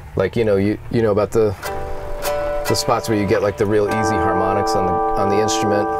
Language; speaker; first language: English; native; English